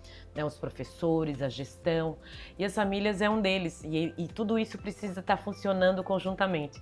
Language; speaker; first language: Portuguese; native; Portuguese